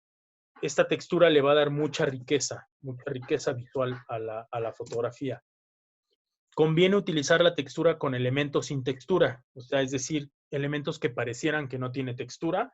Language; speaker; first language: Spanish; native; Spanish